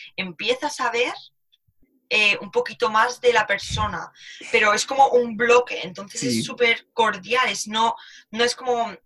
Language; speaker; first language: Spanish; native; Spanish